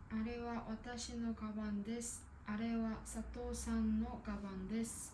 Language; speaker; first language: Japanese; non-native, learner; Korean